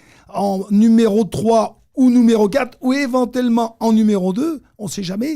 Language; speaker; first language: French; native; French